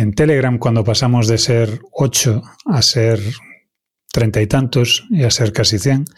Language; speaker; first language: Spanish; non-native, local second language; Galician